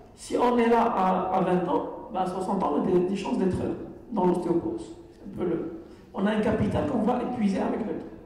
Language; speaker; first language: French; non-native, local second language; Arabic